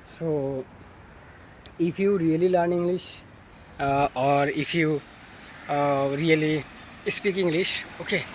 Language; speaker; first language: English; non-native, learner; Bangla